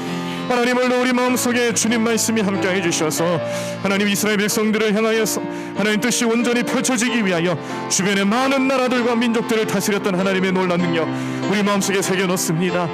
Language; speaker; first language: Korean; native; Korean